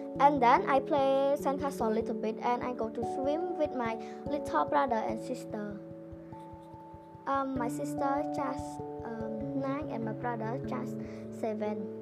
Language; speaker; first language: English; non-native, learner; Khmer